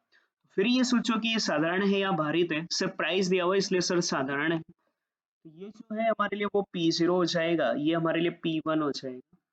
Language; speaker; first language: Hindi; native; Hindi